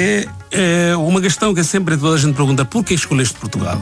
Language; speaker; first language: Portuguese; non-native, learner; Bangla